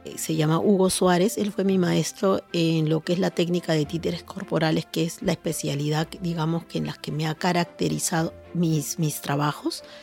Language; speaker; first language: Spanish; native; Spanish